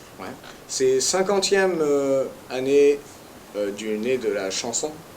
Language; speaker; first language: French; early bilingual, heritage; French